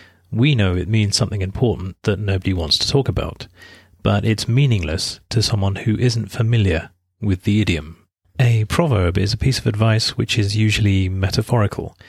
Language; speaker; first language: English; native; English